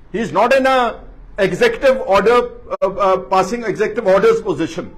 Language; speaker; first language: English; non-native, local second language; Punjabi